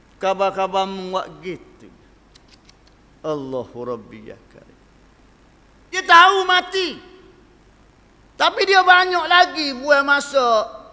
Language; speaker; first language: Malay; native; Malay